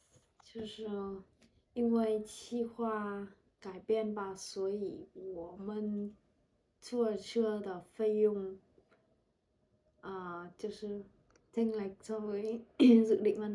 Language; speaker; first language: Chinese; non-native, learner; Vietnamese